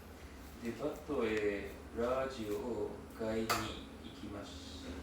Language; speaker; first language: Japanese; non-native, learner; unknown